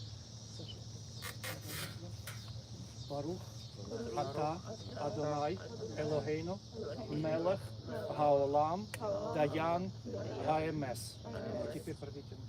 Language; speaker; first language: Russian; native; Russian